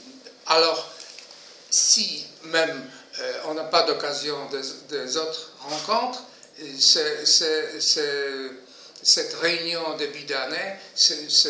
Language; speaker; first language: French; non-native, fluent; Polish